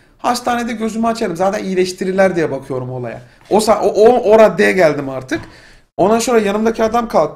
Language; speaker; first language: Turkish; native; Turkish